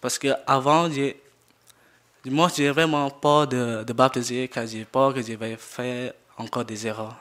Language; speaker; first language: French; non-native, learner; Jarai